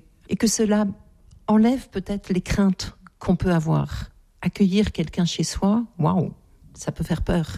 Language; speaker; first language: French; native; French